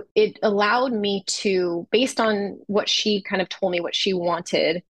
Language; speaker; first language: English; native; English